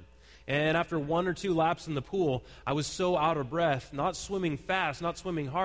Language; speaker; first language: English; native; English